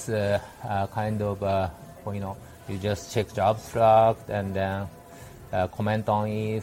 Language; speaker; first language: English; non-native, learner; Japanese